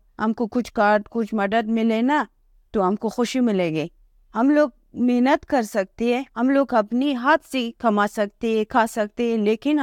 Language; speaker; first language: Hindi; non-native, learner; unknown